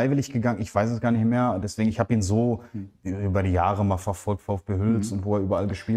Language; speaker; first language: German; native; German